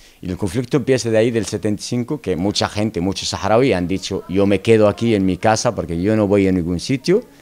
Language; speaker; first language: Spanish; non-native, local second language; Arabic